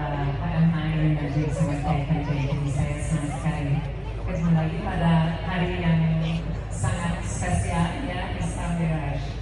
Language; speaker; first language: Indonesian; non-native, fluent; English